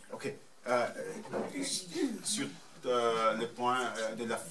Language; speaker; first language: French; non-native, fluent; German